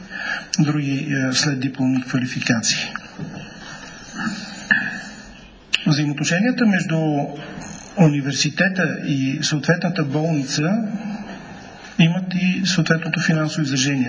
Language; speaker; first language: Bulgarian; native; Bulgarian